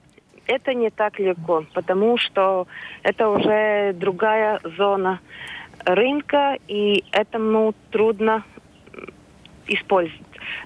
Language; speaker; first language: Russian; non-native, local second language; Latvian